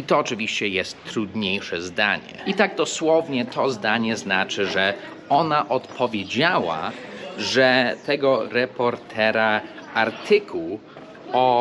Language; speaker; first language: Polish; non-native, fluent; English